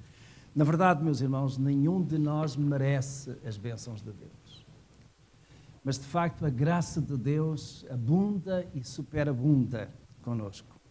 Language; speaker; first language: Portuguese; native; Portuguese